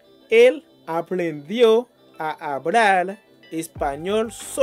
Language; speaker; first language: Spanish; non-native, fluent; Haitian Creole